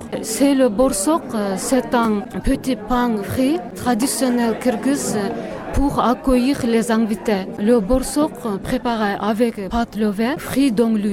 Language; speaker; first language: French; non-native, learner; Kyrgyz